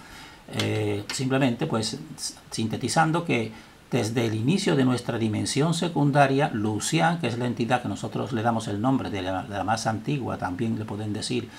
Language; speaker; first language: Spanish; native; Spanish